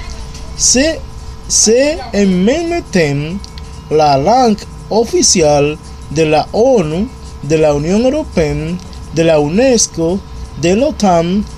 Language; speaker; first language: French; non-native, learner; Spanish